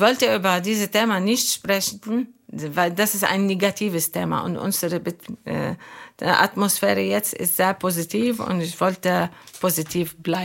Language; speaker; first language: German; non-native, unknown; Arabic